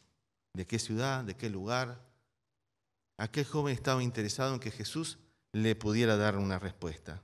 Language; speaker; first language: Spanish; native; Spanish